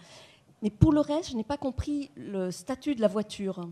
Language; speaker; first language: French; native; French